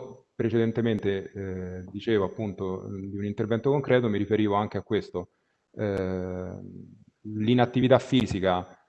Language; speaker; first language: Italian; native; Italian